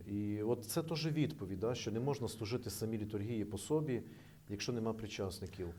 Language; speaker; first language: Ukrainian; native; Ukrainian